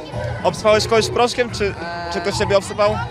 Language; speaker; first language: Polish; native; Polish